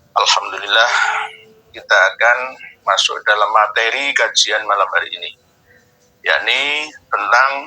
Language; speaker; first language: Indonesian; non-native, local second language; Javanese